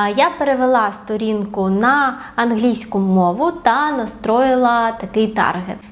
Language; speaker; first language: Ukrainian; non-native, local second language; Russian